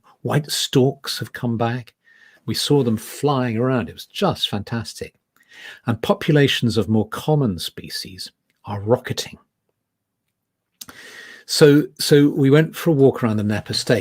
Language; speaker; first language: English; native; English